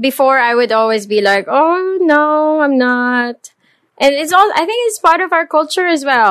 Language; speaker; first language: English; non-native, local second language; Filipino